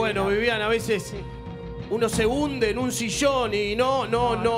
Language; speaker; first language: Spanish; native; Spanish